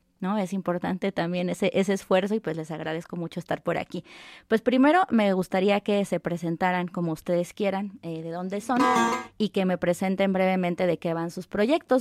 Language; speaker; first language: Spanish; native; Spanish